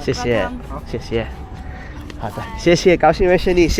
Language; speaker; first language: Chinese; non-native, learner; English